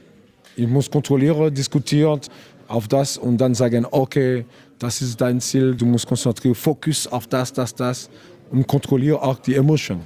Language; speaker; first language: German; non-native, learner; French